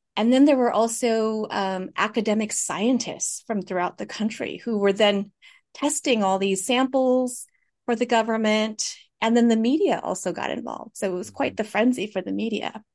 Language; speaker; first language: English; early bilingual, other home language; Hmong